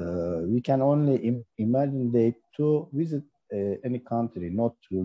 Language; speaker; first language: English; non-native, learner; Turkish